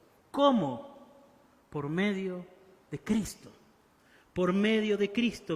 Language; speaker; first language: Spanish; native; Spanish